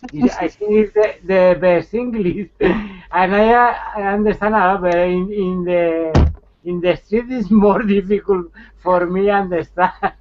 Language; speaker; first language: English; non-native, learner; Spanish